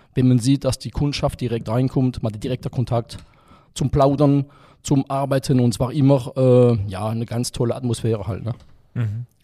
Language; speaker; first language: German; non-native, fluent; French